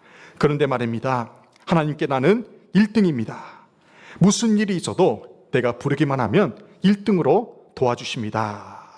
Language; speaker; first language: Korean; native; Korean